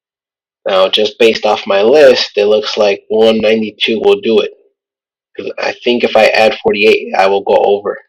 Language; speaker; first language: English; native; English